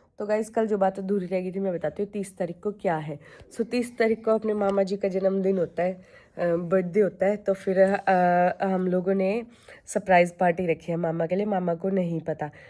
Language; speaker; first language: Hindi; native; Hindi